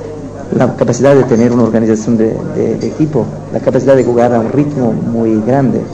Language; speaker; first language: Spanish; non-native, fluent; Italian